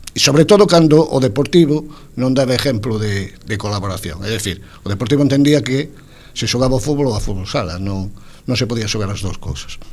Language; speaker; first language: Galician; non-native, local second language; Spanish